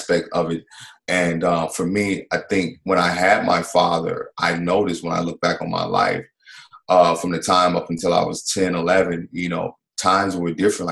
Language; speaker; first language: English; native; English